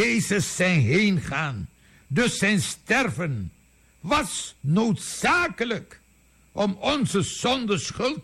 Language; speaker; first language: Dutch; native; Dutch